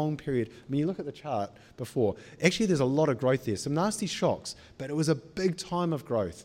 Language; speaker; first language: English; native; English